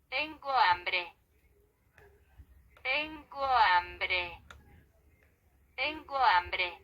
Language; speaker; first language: Spanish; non-native, learner; Haitian Creole